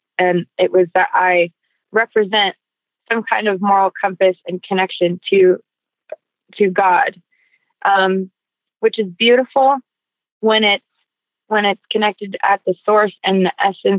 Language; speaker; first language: English; native; English